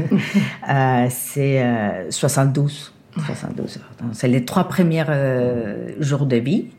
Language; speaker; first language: French; non-native, fluent; Spanish